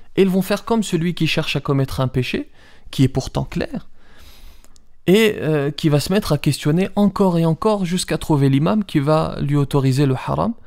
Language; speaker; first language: French; early bilingual, other home language; Riffian